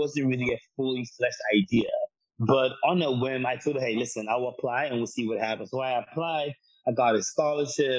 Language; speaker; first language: English; non-native, local second language; Akan